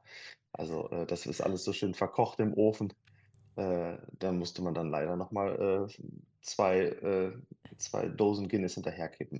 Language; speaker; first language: German; native; German